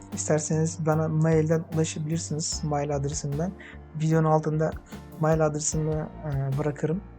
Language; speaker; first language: Turkish; non-native, fluent; Uzbek